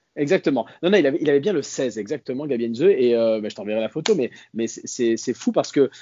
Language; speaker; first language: French; native; French